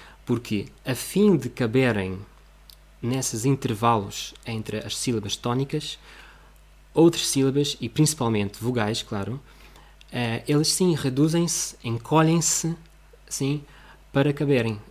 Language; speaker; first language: Portuguese; non-native, fluent; Russian